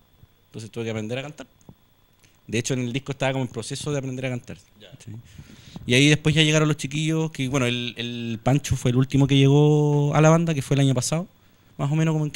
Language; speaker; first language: Spanish; native; Spanish